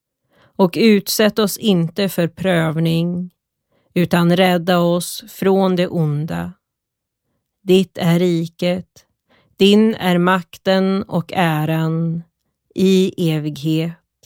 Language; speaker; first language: Swedish; native; Swedish